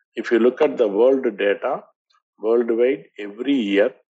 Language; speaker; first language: English; non-native, local second language; Tamil